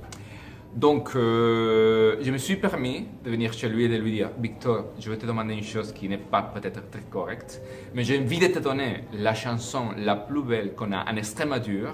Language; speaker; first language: French; non-native, fluent; Spanish